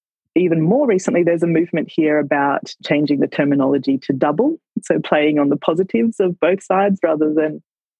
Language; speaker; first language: English; native; English